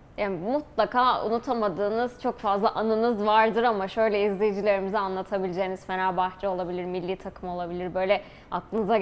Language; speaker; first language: Turkish; native; Turkish